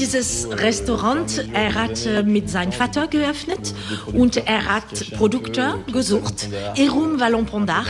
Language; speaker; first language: German; non-native, fluent; French